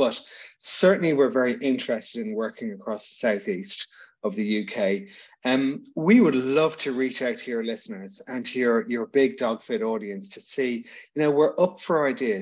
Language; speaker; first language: English; native; English